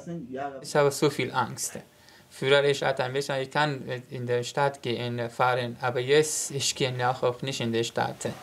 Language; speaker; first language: German; non-native, learner; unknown